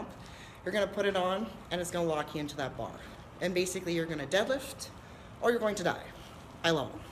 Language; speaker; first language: English; native; English